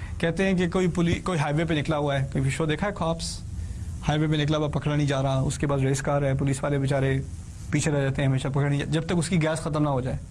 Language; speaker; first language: Urdu; early bilingual, heritage; Urdu